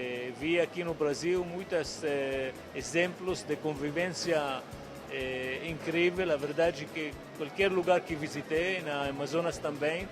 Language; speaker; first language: Portuguese; non-native, fluent; Arabic